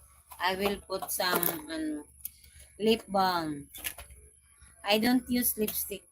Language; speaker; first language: English; non-native, local second language; Filipino